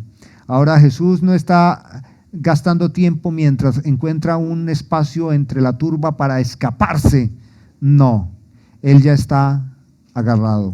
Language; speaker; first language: Spanish; native; Spanish